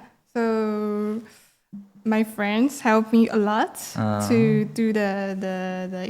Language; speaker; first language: English; non-native, learner; Chinese